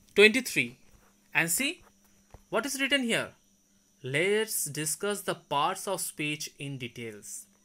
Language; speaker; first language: English; non-native, local second language; Bangla